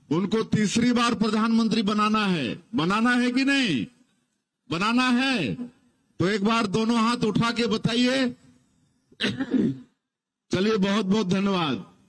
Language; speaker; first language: Hindi; native; Hindi